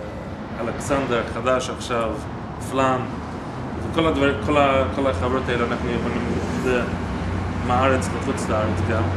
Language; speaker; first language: Hebrew; non-native, fluent; English